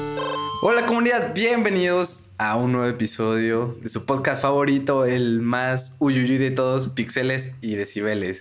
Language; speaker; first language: Spanish; native; Spanish